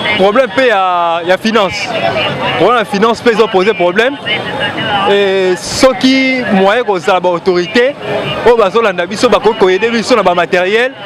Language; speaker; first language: Lingala; native; Lingala